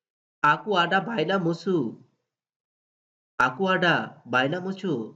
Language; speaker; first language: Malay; non-native, fluent; Bangla